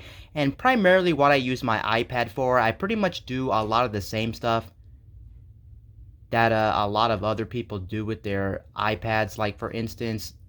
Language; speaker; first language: English; native; English